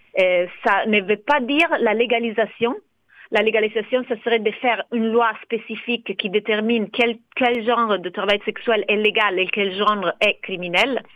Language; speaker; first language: French; non-native, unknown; Italian